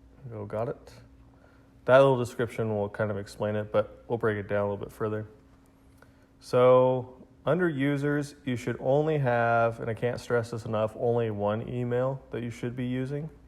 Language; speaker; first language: English; native; English